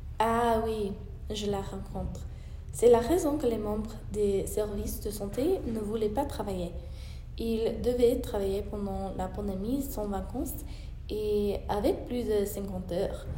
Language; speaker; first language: French; non-native, learner; English